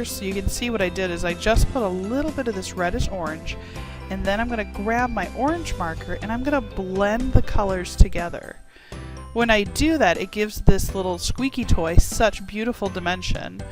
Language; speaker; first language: English; native; English